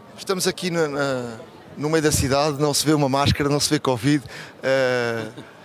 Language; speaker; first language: Portuguese; native; Portuguese